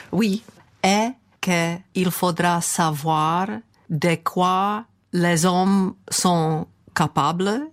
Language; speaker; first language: French; non-native, fluent; Czech